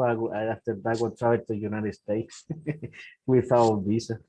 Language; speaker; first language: English; non-native, learner; Spanish